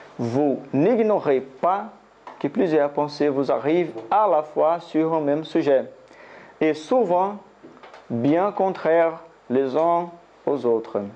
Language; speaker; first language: French; non-native, learner; Portuguese